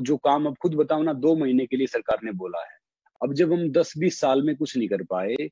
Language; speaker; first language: Hindi; native; Hindi